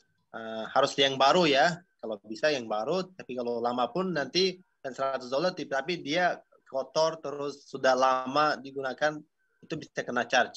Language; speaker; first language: Indonesian; non-native, fluent; Uzbek